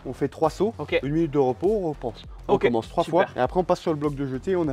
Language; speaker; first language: French; native; French